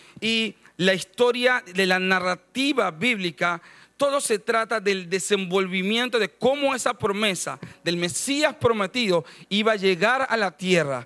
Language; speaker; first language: Spanish; native; Spanish